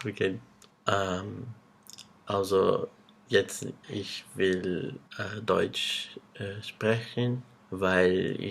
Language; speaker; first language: German; non-native, learner; Portuguese